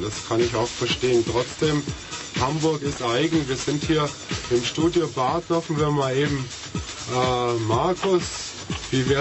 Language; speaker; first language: German; native; German